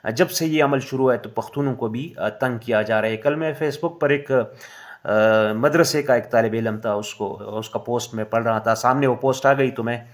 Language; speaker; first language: Urdu; non-native, local second language; Pashto